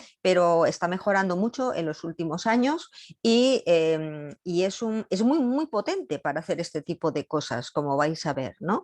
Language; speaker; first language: Spanish; native; Spanish